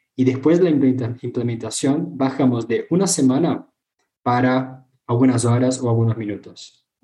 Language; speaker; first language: Spanish; non-native, fluent; Portuguese